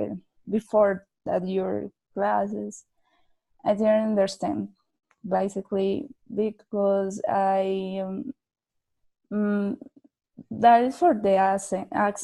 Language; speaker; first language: English; non-native, learner; Spanish